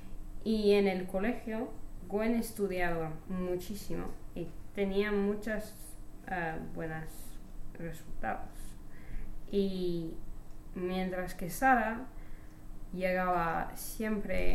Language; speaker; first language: Spanish; non-native, learner; English